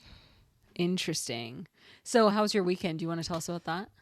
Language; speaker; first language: English; native; English